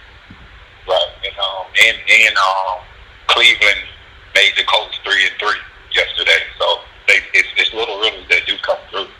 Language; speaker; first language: English; native; English